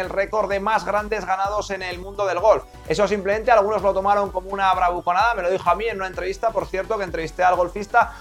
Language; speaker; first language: Spanish; native; Spanish